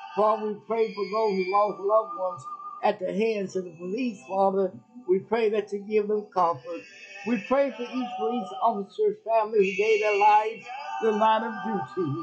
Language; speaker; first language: English; native; English